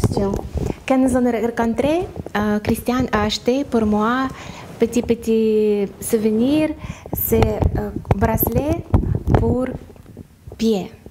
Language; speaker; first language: French; non-native, learner; Russian